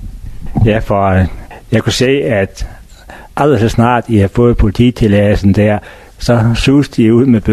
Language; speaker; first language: Danish; native; Danish